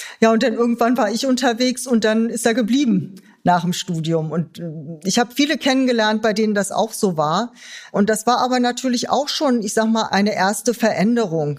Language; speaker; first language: German; native; German